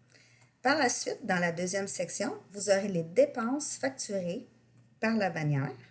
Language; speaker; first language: French; native; French